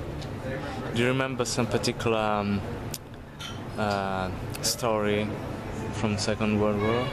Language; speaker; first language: English; non-native, fluent; Italian